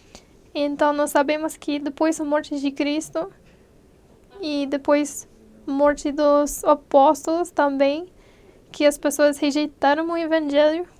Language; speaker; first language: Portuguese; non-native, fluent; English